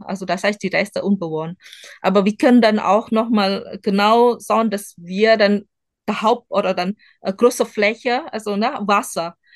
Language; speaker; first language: German; non-native, learner; Indonesian